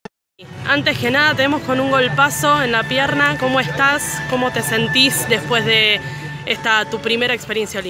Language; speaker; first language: Spanish; native; Spanish